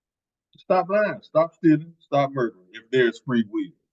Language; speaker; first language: English; native; English